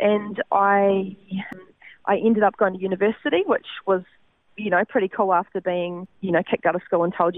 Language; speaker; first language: English; native; English